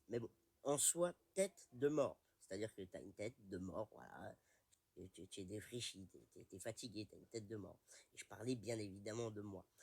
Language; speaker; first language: French; native; French